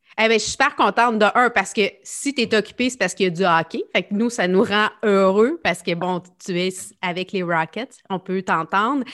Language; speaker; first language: French; native; French